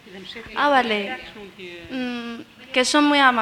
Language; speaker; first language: Spanish; non-native, fluent; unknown